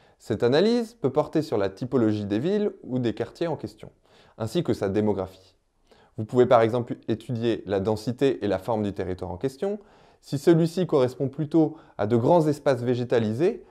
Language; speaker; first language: French; native; French